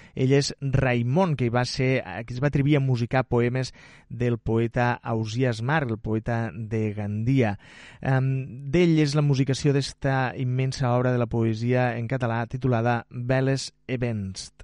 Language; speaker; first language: Catalan; native; Catalan